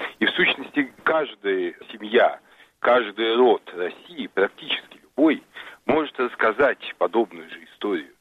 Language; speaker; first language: Russian; native; Russian